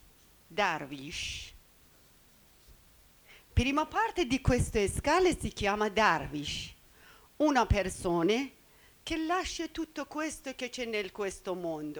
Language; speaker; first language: Italian; non-native, learner; Persian